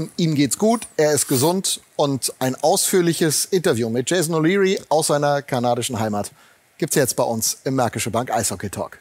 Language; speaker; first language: German; native; German